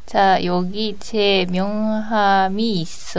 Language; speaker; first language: Korean; non-native, learner; Japanese